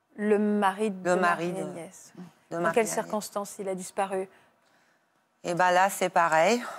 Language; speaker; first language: French; non-native, fluent; German